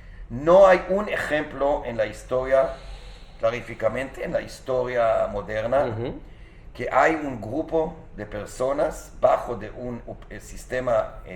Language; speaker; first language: Spanish; non-native, fluent; Hebrew